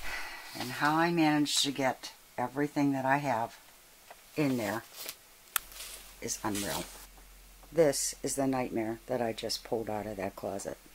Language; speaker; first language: English; native; English